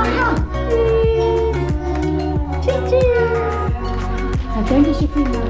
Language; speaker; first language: German; non-native, learner; Tibetan